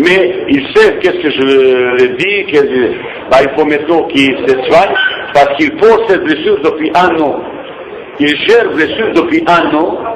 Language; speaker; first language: French; non-native, fluent; Bosnian